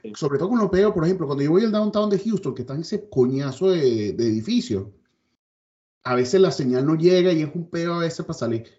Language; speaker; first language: Spanish; native; Spanish